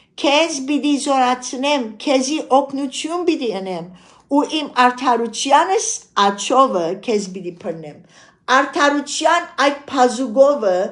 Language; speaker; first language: Armenian; early bilingual, heritage; Armenian